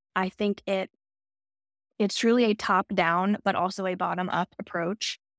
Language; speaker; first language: English; native; English